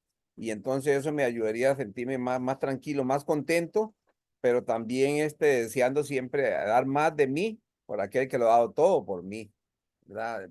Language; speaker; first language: Spanish; native; Spanish